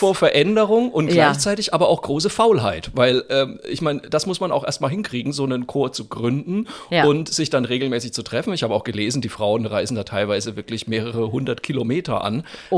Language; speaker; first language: German; native; German